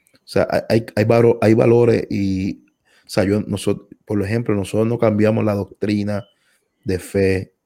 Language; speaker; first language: Spanish; native; Spanish